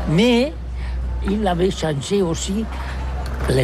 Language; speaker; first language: French; non-native, learner; Catalan